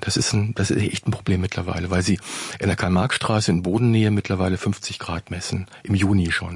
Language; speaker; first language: German; native; German